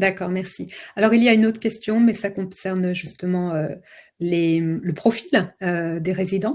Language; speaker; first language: French; native; French